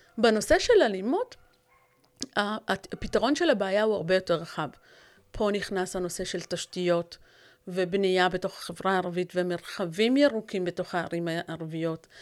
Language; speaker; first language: Hebrew; non-native, local second language; Arabic